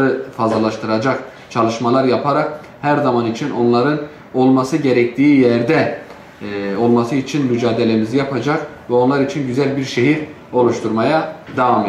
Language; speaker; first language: Turkish; native; Turkish